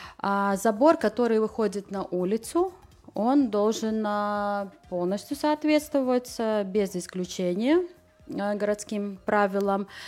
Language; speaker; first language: Russian; non-native, local second language; Latvian